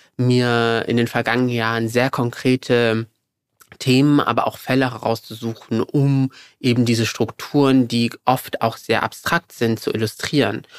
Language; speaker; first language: German; early bilingual, other home language; Arabic